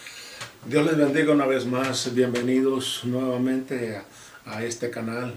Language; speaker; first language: Spanish; native; Spanish